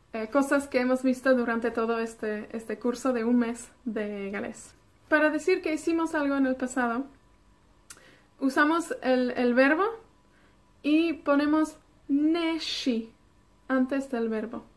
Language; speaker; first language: Spanish; non-native, fluent; Welsh